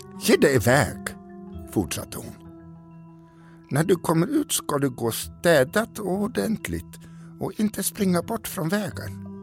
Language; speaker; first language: Swedish; native; Swedish